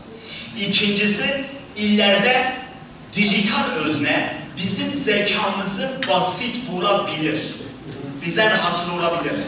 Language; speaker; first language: Turkish; native; Turkish